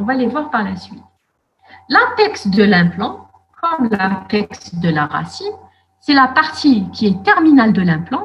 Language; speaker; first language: French; non-native, local second language; Arabic